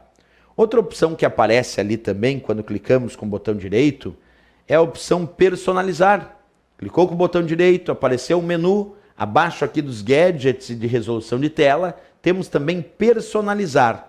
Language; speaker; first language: Portuguese; native; Portuguese